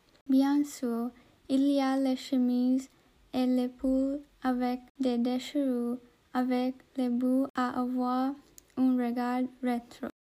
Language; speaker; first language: French; non-native, learner; English